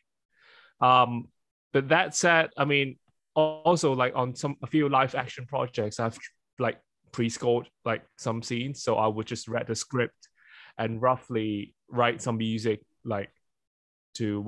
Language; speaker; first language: English; non-native, local second language; Cantonese